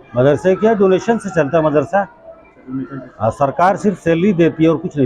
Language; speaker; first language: Hindi; native; Hindi